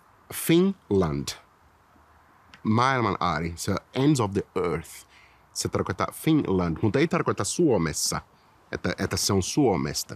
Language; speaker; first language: Finnish; non-native, fluent; Portuguese